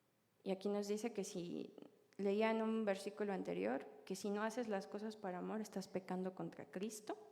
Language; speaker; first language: Spanish; native; Spanish